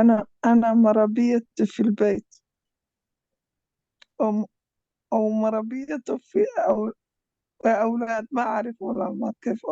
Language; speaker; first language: Arabic; non-native, learner; Somali